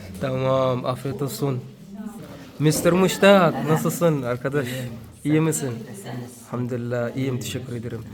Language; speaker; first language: Turkish; non-native, learner; Arabic